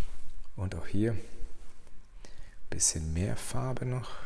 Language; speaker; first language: German; native; German